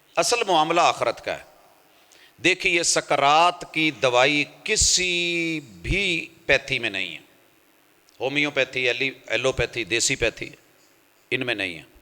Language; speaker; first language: Urdu; non-native, local second language; Punjabi